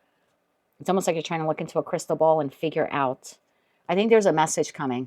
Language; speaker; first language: English; native; English